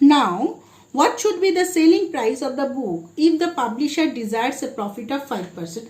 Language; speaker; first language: English; non-native, local second language; Bangla